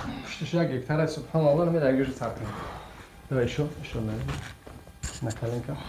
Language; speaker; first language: Russian; non-native, learner; Tajik